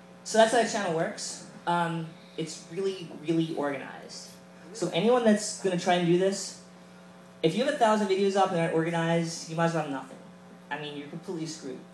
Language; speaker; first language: English; native; English